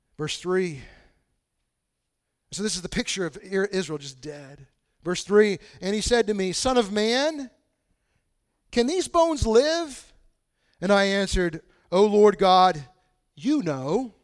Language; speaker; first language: English; native; English